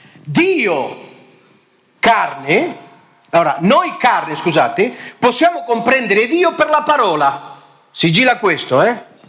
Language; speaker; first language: Italian; non-native, fluent; Spanish